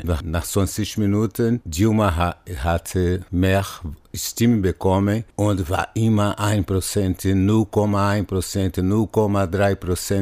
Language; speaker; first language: German; non-native, fluent; Portuguese